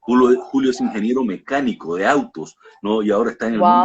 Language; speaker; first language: Spanish; native; Spanish